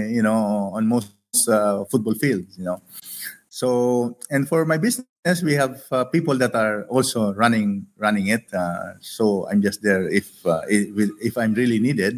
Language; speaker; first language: English; non-native, local second language; Hiligaynon